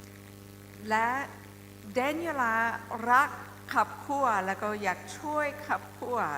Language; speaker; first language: Thai; non-native, learner; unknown